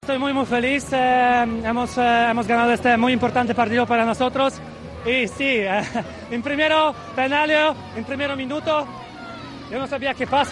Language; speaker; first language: Spanish; non-native, learner; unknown